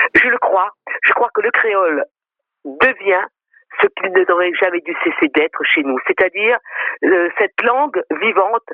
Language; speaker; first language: French; non-native, local second language; Réunion Creole French